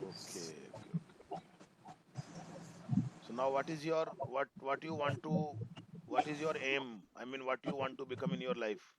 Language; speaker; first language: English; non-native, local second language; Hindi